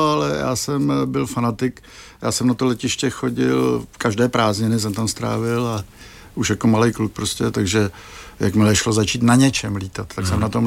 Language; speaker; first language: Czech; native; Czech